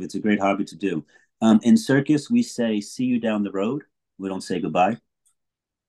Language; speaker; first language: English; native; English